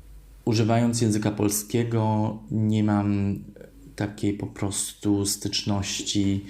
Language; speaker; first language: Polish; early bilingual, heritage; Polish